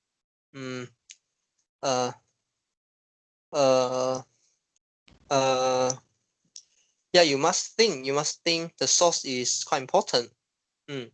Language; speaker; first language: English; non-native, local second language; Chinese